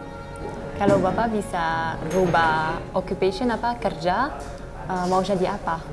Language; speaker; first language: Indonesian; non-native, learner; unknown